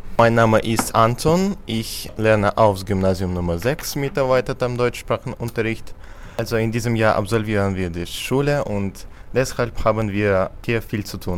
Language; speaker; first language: German; non-native, learner; Russian